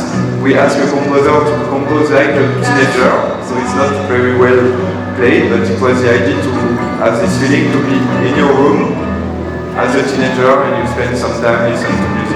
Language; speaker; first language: English; non-native, fluent; French